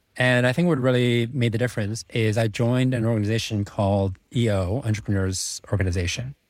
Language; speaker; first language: English; early bilingual, other home language; Czech